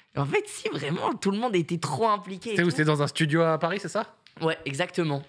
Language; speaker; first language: French; native; French